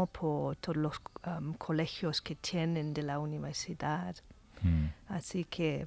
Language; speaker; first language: Spanish; non-native, fluent; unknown